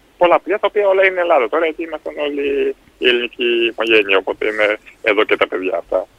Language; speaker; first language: Greek; early bilingual, other home language; Russian